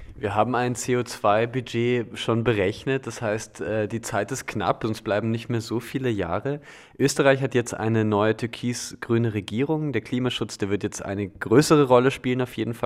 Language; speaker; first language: German; native; German